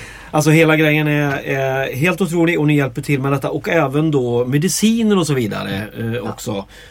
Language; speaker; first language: Swedish; native; Swedish